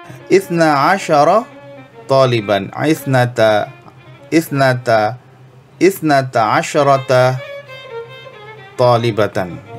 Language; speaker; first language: Arabic; non-native, fluent; Indonesian